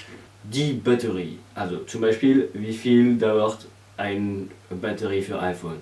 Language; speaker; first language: German; non-native, learner; French